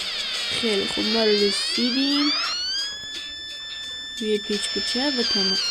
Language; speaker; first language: Persian; native; Persian